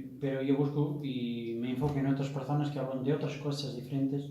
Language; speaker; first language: Spanish; non-native, fluent; Portuguese